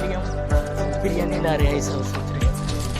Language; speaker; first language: Hindi; non-native, local second language; Telugu